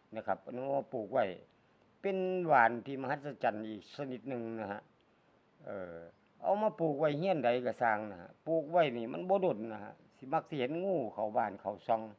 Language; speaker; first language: Thai; native; Thai